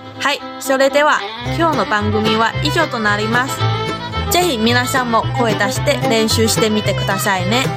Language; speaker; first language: Japanese; non-native, fluent; Korean